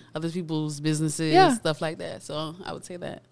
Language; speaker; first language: English; native; English